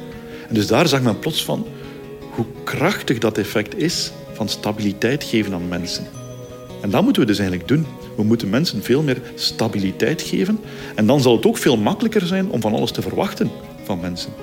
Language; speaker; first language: Dutch; native; Dutch